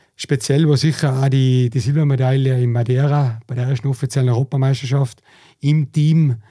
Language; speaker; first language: German; native; German